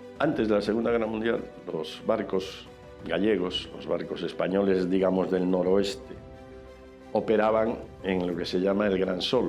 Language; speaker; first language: Spanish; native; Spanish